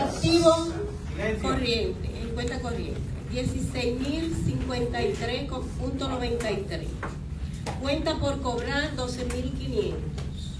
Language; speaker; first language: Spanish; native; Spanish